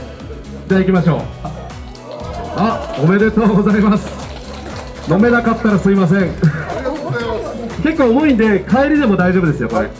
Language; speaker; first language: Japanese; native; Japanese